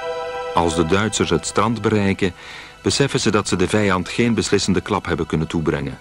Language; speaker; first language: Dutch; native; Dutch